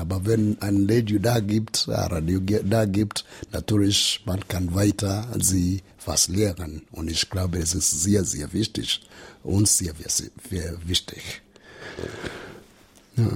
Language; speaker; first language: German; non-native, learner; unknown